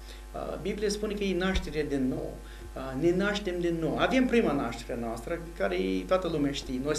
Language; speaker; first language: Romanian; non-native, fluent; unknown